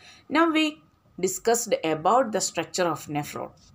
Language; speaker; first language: English; non-native, local second language; Malayalam